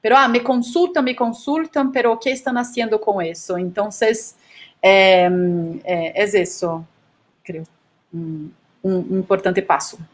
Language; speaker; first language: Spanish; non-native, fluent; Portuguese